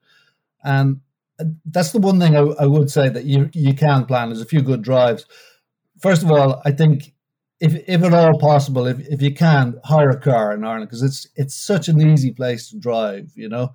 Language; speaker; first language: English; native; English